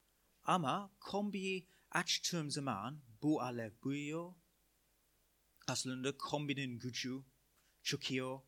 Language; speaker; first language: Turkish; non-native, fluent; English